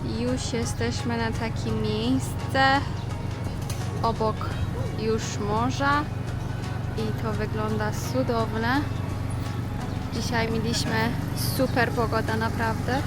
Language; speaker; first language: Polish; non-native, learner; Persian